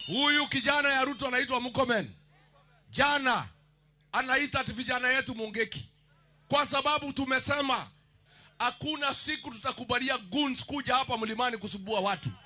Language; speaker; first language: Swahili; non-native, local second language; Kikuyu